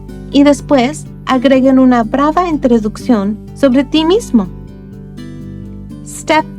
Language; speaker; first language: Spanish; early bilingual, other home language; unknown